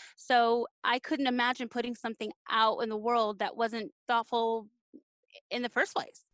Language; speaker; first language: English; native; English